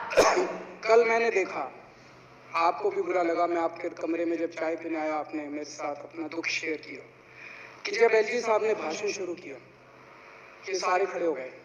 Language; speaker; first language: Hindi; native; Hindi